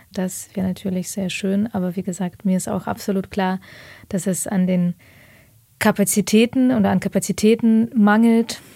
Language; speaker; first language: German; early bilingual, other home language; Russian